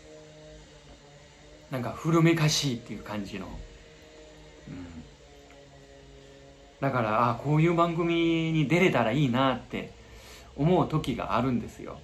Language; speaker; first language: Japanese; non-native, fluent; Chinese